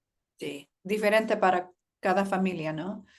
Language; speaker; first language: Spanish; early bilingual, heritage; Spanish